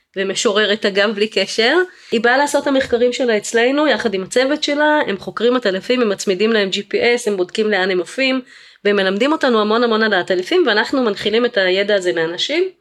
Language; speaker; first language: Hebrew; native; Hebrew